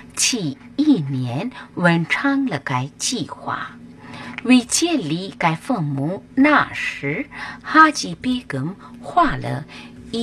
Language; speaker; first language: Chinese; non-native, fluent; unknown